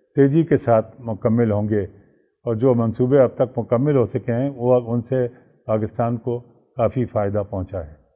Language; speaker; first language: Urdu; native; Urdu